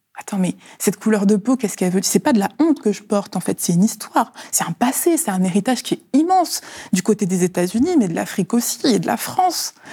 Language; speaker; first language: French; early bilingual, other home language; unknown